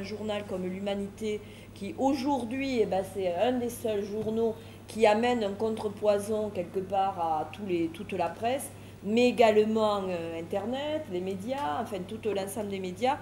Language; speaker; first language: French; native; French